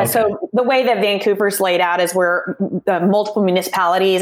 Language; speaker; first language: English; native; English